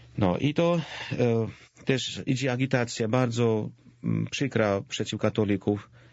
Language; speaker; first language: Polish; non-native, fluent; Georgian